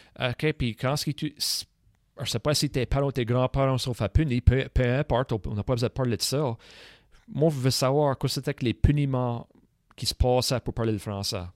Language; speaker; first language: French; non-native, local second language; English